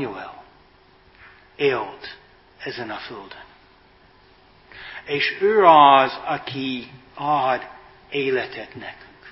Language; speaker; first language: Hungarian; non-native, fluent; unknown